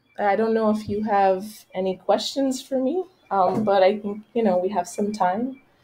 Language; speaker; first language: English; non-native, local second language; Spanish